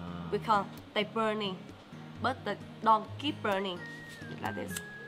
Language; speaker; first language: English; non-native, fluent; Vietnamese